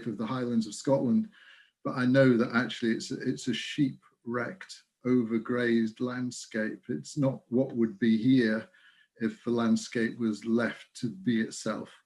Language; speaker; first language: English; native; English